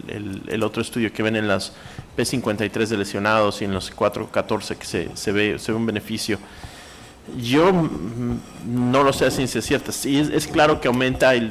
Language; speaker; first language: Spanish; native; Spanish